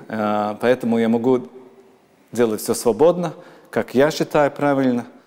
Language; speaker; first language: Russian; non-native, local second language; Latvian